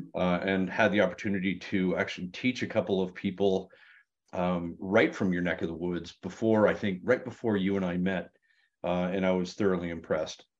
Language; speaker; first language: English; native; English